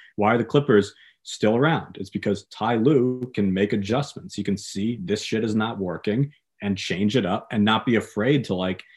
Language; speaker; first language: English; native; English